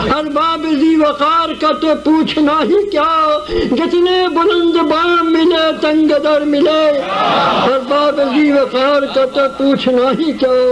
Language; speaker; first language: Urdu; native; Urdu